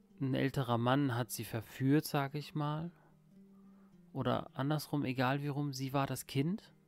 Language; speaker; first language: German; native; German